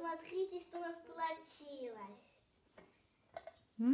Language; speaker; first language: Russian; native; Russian